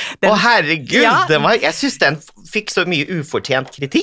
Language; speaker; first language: Norwegian; native; Norwegian